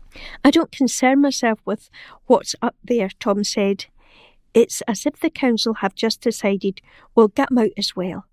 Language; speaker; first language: English; native; English